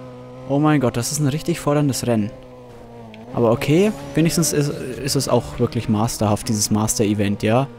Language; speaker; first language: German; native; German